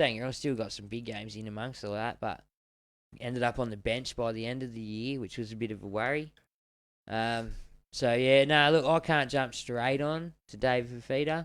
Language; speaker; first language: English; native; English